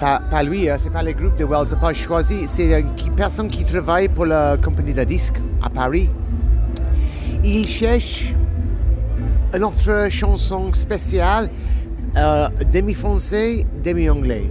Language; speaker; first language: French; non-native, learner; English